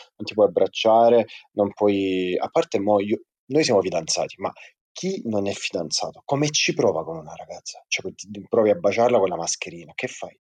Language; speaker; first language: Italian; native; Italian